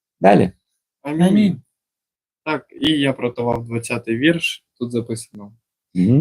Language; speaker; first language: Ukrainian; non-native, local second language; Russian